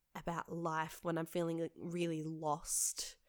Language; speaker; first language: English; native; English